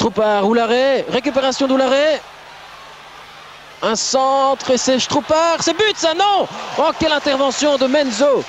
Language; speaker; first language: French; native; French